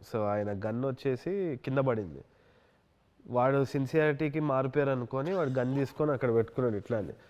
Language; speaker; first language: Telugu; native; Telugu